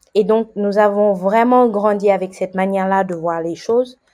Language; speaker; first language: French; non-native, local second language; Wolof